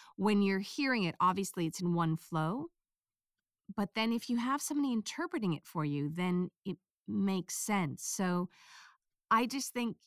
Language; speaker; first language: English; native; English